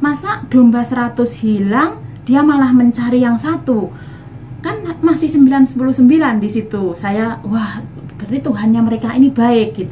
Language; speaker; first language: Indonesian; non-native, local second language; Javanese